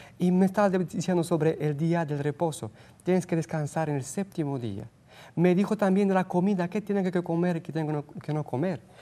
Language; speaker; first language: Spanish; non-native, fluent; Romanian